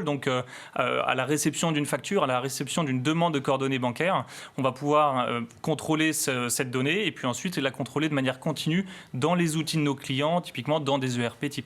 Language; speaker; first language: French; native; French